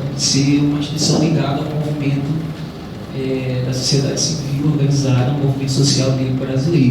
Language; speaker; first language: Portuguese; native; Portuguese